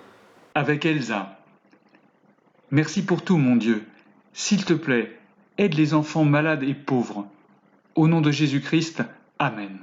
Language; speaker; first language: French; native; French